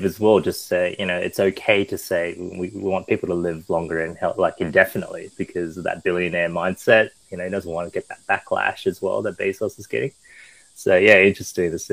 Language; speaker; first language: English; early bilingual, other home language; Chinese